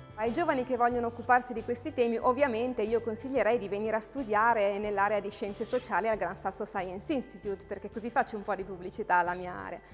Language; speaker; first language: Italian; native; Italian